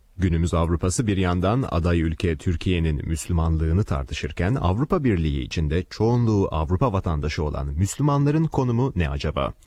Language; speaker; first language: Turkish; native; Turkish